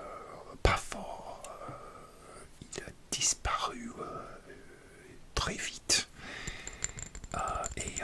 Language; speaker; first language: French; non-native, learner; English